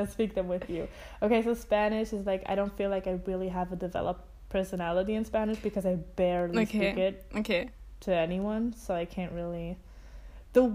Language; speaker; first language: English; non-native, fluent; German